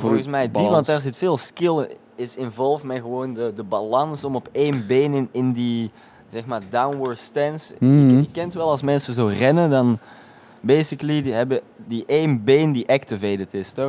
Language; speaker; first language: Dutch; native; Dutch